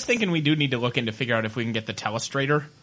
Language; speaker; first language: English; native; English